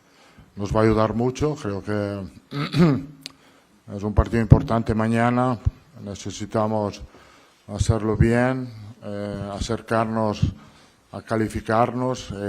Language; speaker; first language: Spanish; non-native, fluent; Italian